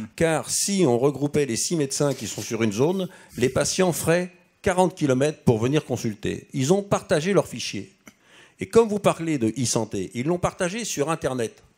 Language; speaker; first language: French; native; French